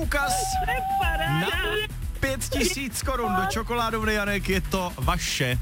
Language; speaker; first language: Czech; native; Czech